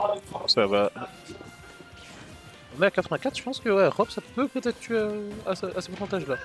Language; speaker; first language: French; native; French